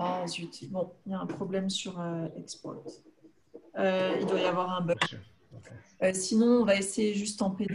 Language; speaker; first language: French; native; French